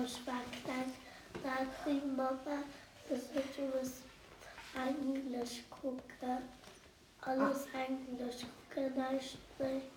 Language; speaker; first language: German; non-native, local second language; Arabic